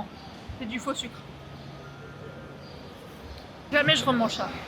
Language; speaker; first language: French; native; French